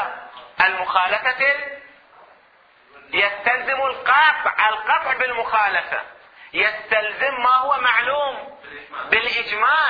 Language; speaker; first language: Arabic; native; Arabic